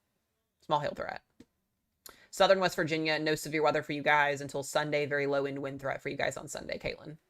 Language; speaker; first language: English; native; English